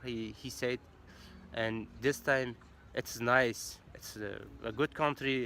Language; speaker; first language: English; non-native, learner; Persian